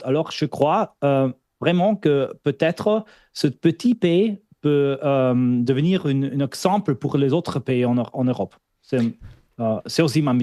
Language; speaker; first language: French; non-native, fluent; German